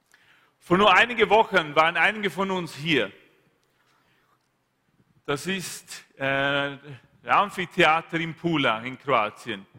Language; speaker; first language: German; non-native, fluent; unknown